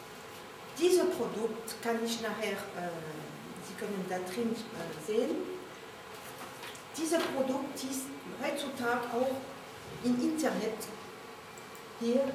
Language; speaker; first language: German; non-native, learner; French